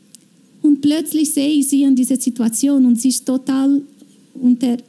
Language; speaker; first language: German; non-native, fluent; Portuguese